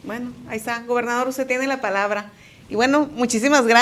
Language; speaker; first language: Spanish; native; Spanish